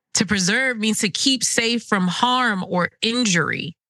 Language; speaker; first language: English; early bilingual, other home language; Krio